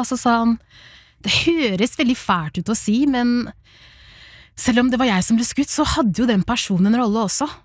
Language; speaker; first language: Norwegian; early bilingual, other home language; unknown